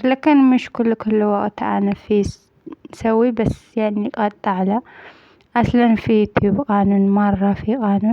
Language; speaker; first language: Arabic; non-native, learner; Amharic